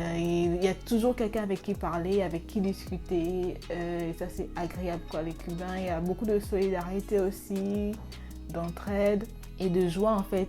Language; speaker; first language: French; native; French